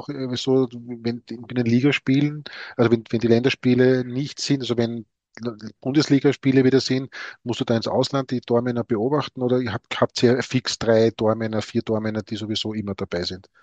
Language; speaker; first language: German; native; German